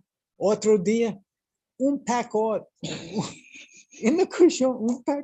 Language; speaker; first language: Portuguese; non-native, learner; English